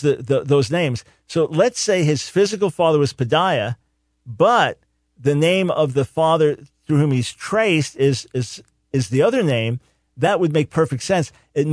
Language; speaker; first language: English; native; English